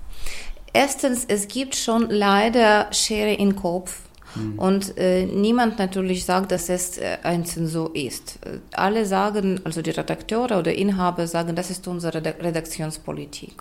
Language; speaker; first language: German; non-native, fluent; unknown